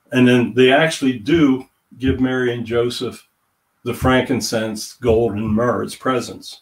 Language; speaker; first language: English; native; English